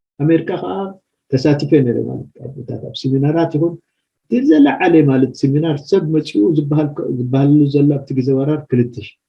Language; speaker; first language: Tigrinya; native; Tigrinya